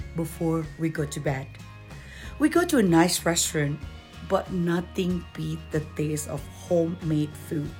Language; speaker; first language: English; non-native, fluent; Indonesian